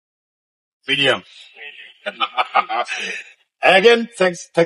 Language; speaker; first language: English; non-native, learner; Bangla